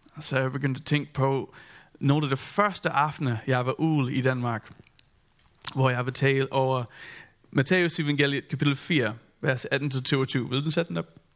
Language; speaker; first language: Danish; non-native, fluent; English